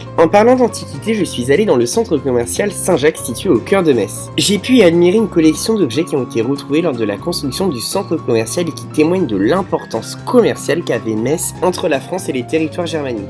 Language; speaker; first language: French; native; French